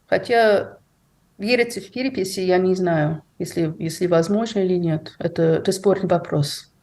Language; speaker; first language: Russian; non-native, fluent; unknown